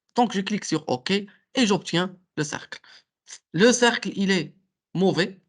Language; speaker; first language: French; non-native, local second language; Arabic